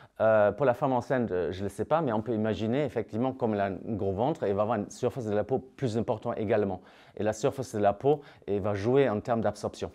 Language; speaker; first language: French; native; French